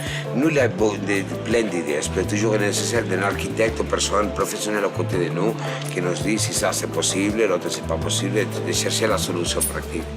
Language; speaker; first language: French; non-native, fluent; Spanish